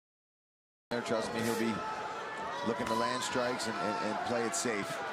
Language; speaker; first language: English; native; English